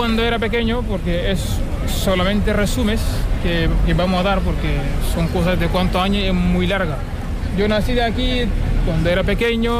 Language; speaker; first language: Spanish; non-native, learner; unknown